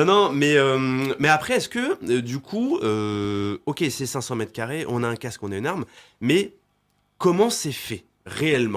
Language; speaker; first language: French; native; French